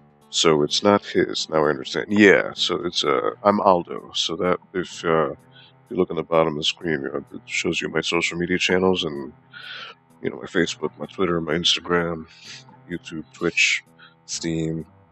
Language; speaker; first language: English; native; English